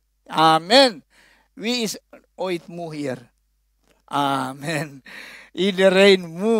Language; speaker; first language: Dutch; non-native, fluent; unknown